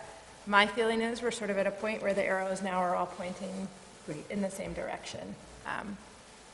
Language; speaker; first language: English; native; English